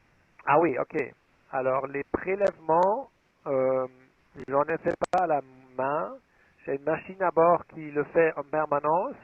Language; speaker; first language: French; non-native, fluent; German